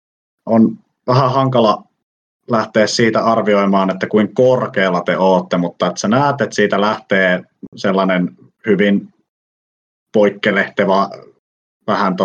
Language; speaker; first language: Finnish; native; Finnish